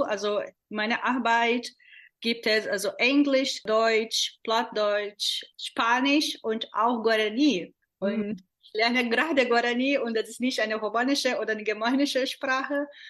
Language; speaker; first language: German; non-native, fluent; Portuguese